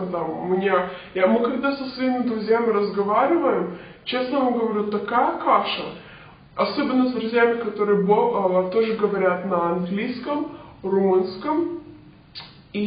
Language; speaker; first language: Russian; early bilingual, heritage; Romanian